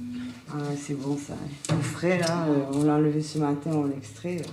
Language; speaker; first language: French; native; French